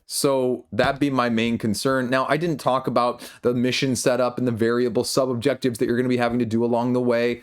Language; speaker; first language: English; native; English